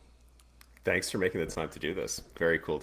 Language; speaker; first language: English; native; English